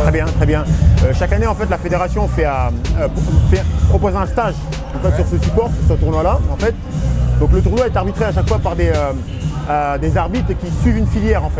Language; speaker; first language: French; native; French